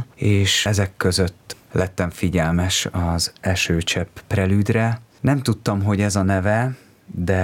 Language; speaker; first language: Hungarian; native; Hungarian